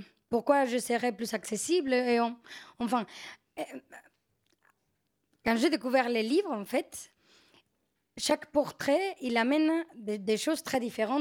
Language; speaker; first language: French; non-native, fluent; Spanish